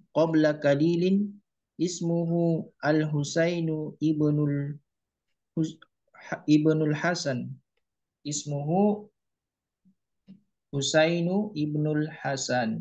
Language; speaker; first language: Arabic; non-native, learner; Indonesian